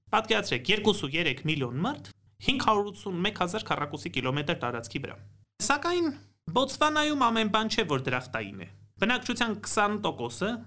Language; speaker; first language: Armenian; native; Armenian